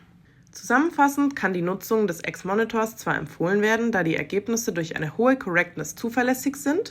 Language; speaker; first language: German; native; German